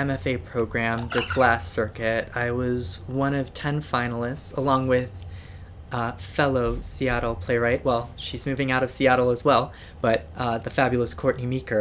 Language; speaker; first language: English; native; English